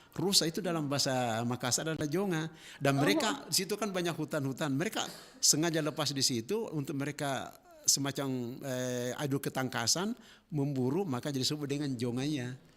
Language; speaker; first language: Indonesian; native; Indonesian